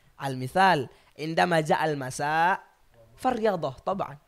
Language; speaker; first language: Arabic; non-native, learner; Indonesian